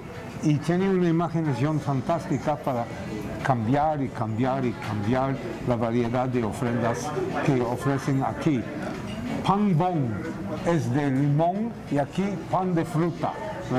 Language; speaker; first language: Spanish; non-native, fluent; English